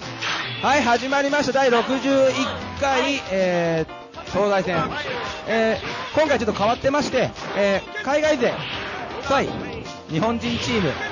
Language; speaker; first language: Japanese; native; Japanese